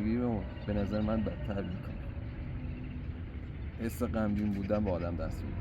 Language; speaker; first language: Persian; native; Persian